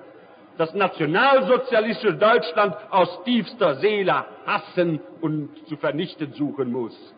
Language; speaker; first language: German; native; German